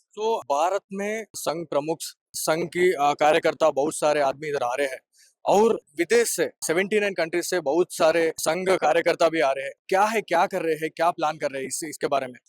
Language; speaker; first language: Hindi; non-native, local second language; Telugu